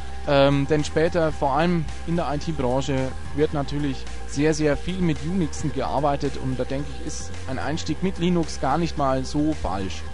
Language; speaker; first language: German; native; German